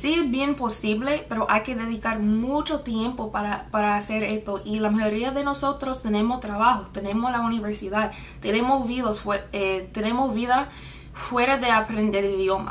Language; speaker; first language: Spanish; non-native, fluent; English